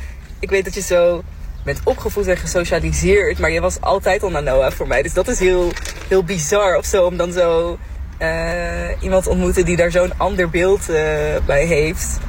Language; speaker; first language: Dutch; native; Dutch